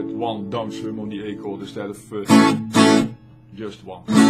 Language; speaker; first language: English; non-native, fluent; Dutch